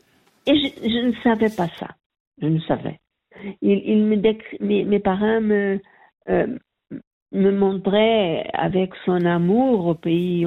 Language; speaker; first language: French; non-native, learner; Portuguese